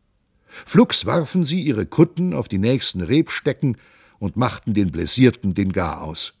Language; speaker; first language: German; native; German